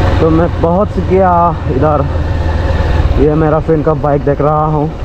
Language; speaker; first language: Hindi; non-native, learner; Chakma